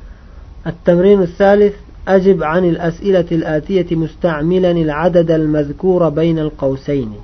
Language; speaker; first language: Arabic; non-native, fluent; Uzbek